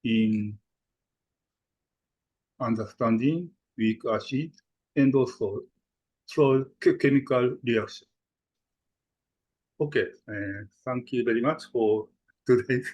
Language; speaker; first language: English; non-native, fluent; Japanese